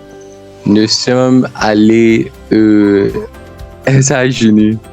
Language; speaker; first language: French; non-native, learner; English